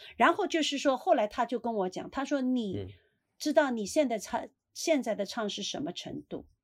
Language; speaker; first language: Chinese; native; Chinese